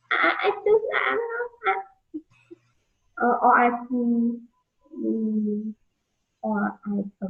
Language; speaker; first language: English; non-native, learner; Vietnamese